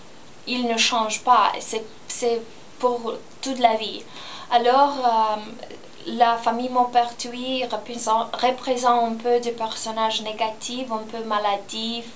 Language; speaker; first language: French; non-native, learner; Romanian